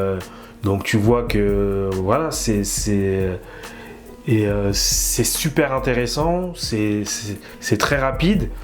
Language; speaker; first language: French; native; French